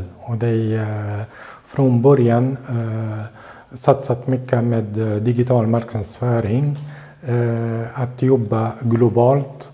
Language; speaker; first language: Swedish; non-native, fluent; Arabic